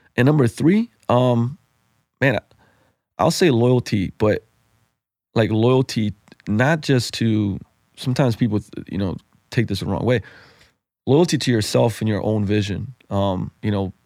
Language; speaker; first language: English; non-native, fluent; Slovenian